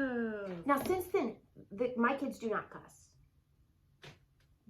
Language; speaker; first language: English; native; English